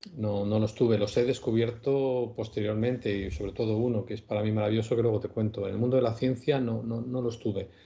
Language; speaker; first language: Spanish; native; Spanish